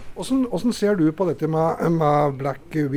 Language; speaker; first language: Norwegian; native; Norwegian